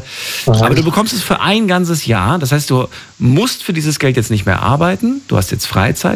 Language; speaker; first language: German; native; German